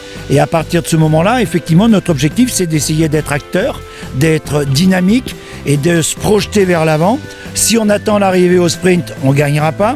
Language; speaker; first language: French; native; French